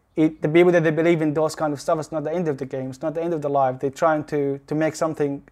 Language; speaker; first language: English; non-native, learner; Arabic